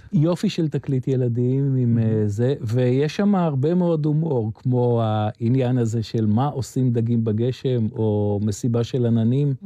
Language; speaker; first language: Hebrew; native; Hebrew